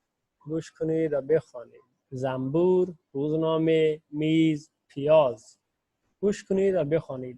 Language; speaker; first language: Persian; non-native, fluent; Urdu